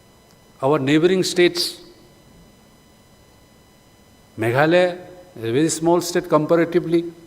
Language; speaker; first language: English; non-native, local second language; Manipuri